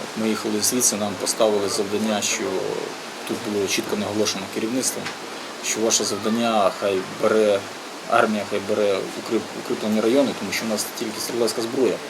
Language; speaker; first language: Ukrainian; native; Ukrainian